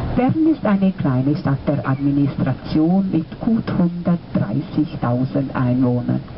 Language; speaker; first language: German; native; German